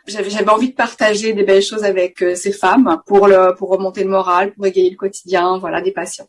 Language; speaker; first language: French; native; French